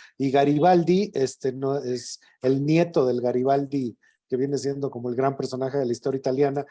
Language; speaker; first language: Spanish; native; Spanish